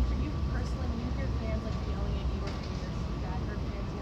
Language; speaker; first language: English; native; English